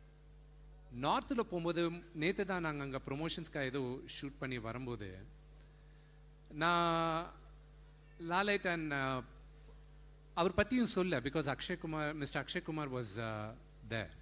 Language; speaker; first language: Tamil; non-native, local second language; Telugu